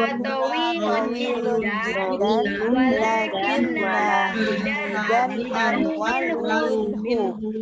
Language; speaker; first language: Arabic; non-native, learner; Indonesian